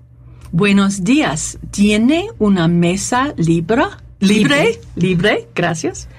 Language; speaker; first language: Spanish; non-native, learner; English